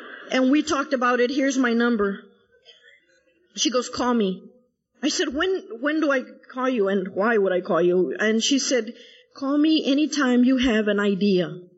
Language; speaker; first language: English; early bilingual, other home language; Spanish